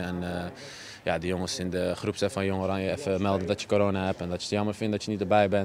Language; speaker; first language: Dutch; native; Dutch